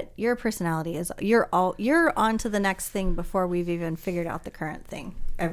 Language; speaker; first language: English; native; English